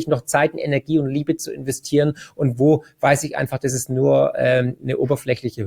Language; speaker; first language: German; native; German